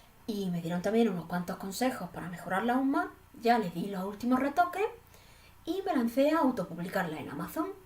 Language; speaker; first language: Spanish; native; Spanish